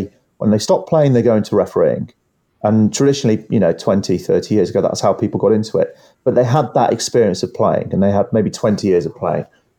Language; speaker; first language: English; native; English